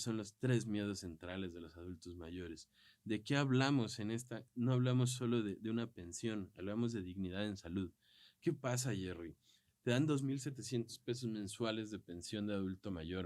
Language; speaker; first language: Spanish; native; Spanish